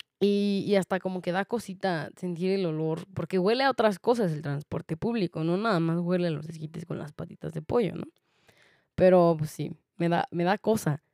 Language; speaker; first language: Spanish; native; Spanish